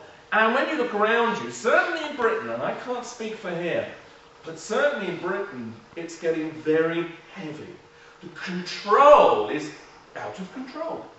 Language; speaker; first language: English; native; English